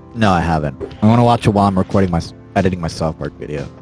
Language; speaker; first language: English; native; English